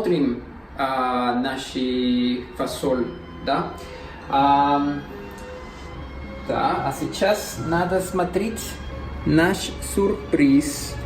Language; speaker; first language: Russian; non-native, learner; Spanish